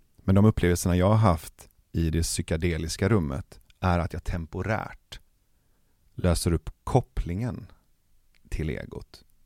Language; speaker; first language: Swedish; early bilingual, other home language; Persian